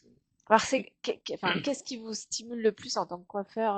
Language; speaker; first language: French; native; French